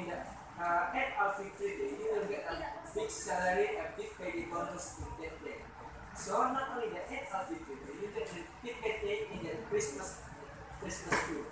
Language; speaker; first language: English; non-native, learner; Indonesian